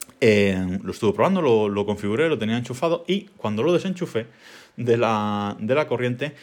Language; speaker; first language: Spanish; native; Spanish